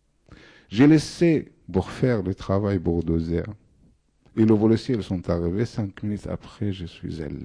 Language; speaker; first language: French; non-native, fluent; Arabic